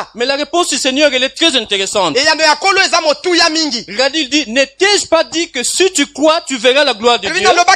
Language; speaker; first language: French; non-native, local second language; Lingala